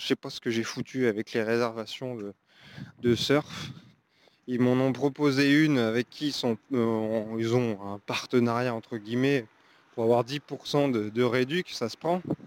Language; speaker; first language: French; native; French